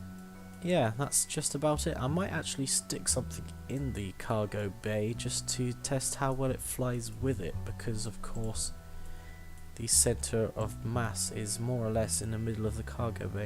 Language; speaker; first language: English; native; English